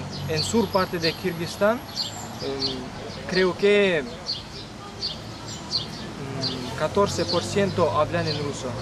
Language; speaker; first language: Spanish; non-native, learner; Kyrgyz